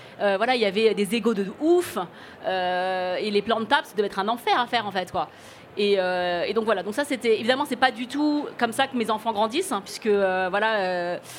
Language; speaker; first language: French; early bilingual, other home language; Cantonese